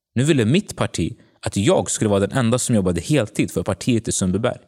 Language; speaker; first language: Swedish; early bilingual, other home language; Tigrinya